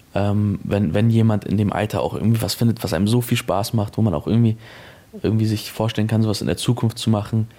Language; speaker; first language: German; native; German